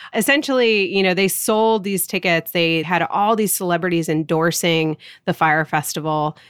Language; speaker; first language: English; native; English